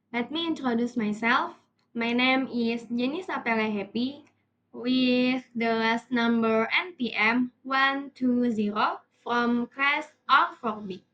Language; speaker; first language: English; non-native, learner; Indonesian